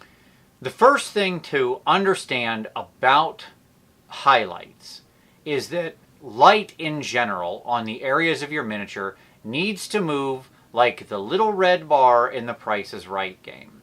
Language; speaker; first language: English; native; English